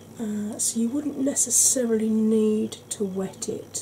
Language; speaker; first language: English; native; English